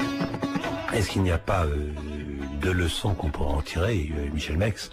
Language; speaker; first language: French; native; French